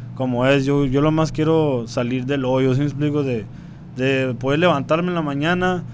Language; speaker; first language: Spanish; early bilingual, heritage; Spanish